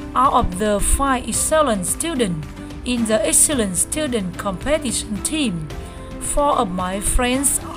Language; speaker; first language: English; non-native, learner; Vietnamese